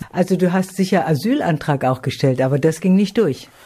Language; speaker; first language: German; native; German